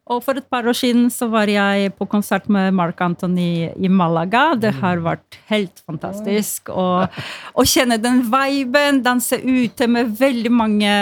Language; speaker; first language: Norwegian; non-native, fluent; Polish